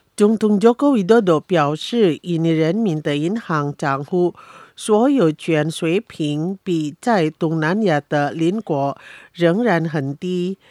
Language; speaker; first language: Chinese; early bilingual, heritage; Chinese